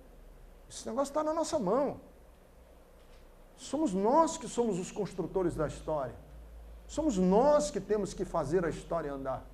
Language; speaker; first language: Portuguese; native; Portuguese